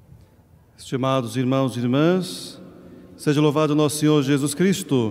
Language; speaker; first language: Portuguese; native; Portuguese